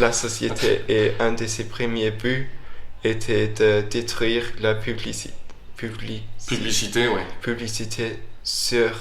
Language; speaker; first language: French; non-native, fluent; English